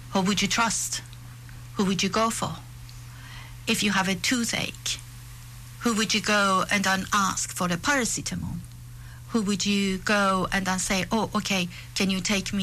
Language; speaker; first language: English; non-native, fluent; Persian